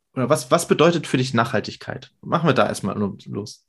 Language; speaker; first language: German; native; German